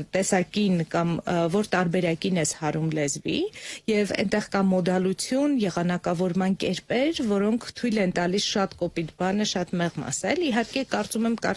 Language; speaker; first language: Armenian; native; Armenian